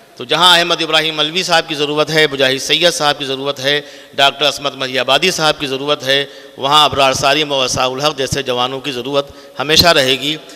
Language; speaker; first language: Urdu; native; Urdu